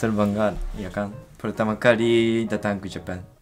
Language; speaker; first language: Indonesian; non-native, learner; Japanese